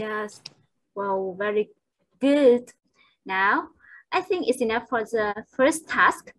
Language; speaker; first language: English; non-native, fluent; Vietnamese